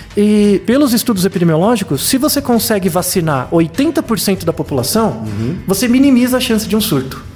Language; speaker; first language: Portuguese; native; Portuguese